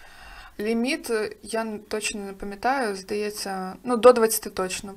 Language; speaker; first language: Ukrainian; native; Ukrainian